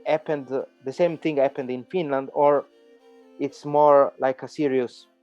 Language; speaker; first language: English; non-native, fluent; Italian